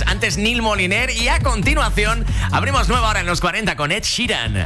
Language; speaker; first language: Spanish; native; Spanish